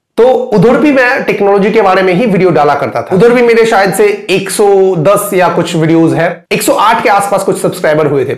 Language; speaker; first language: Hindi; non-native, local second language; Bangla